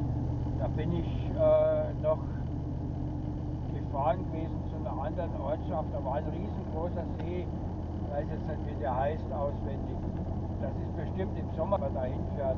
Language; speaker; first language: German; native; German